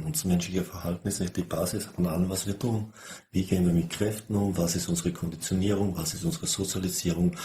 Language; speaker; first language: German; native; German